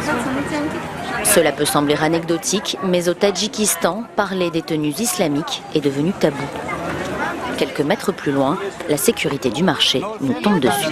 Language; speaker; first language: French; native; French